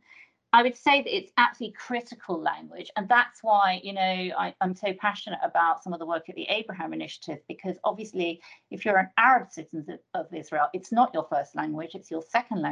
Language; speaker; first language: English; native; English